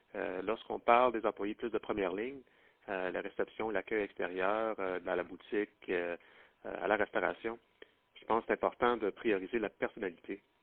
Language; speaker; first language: French; native; French